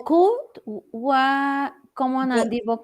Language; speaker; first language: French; non-native, learner; Spanish